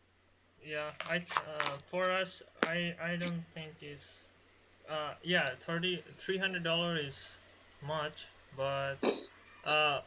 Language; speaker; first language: English; non-native, learner; Bangla